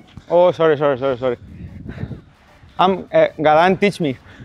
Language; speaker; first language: English; non-native, learner; Spanish